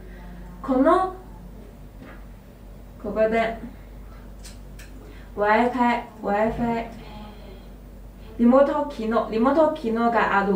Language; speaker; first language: Japanese; non-native, learner; Chinese